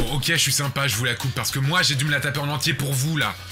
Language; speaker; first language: French; native; French